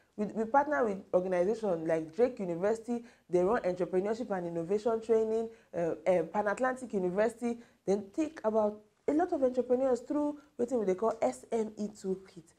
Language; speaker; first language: Nigerian Pidgin; native; Nigerian Pidgin